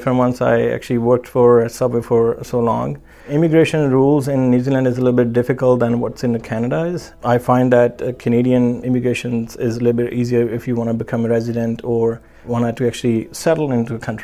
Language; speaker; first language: English; non-native, local second language; Punjabi